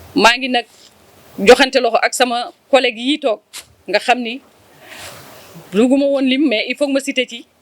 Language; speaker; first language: Wolof; non-native, local second language; Fula